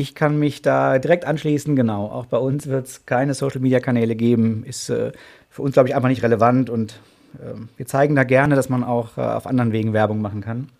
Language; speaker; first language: German; native; German